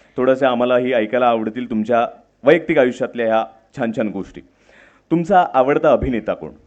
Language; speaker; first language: Marathi; native; Marathi